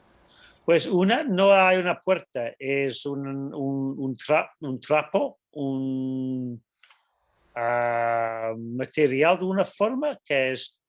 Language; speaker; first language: Spanish; non-native, fluent; English